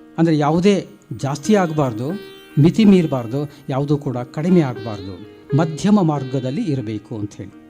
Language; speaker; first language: Kannada; native; Kannada